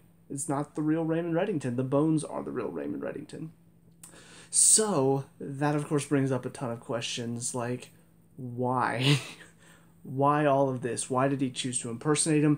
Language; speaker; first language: English; native; English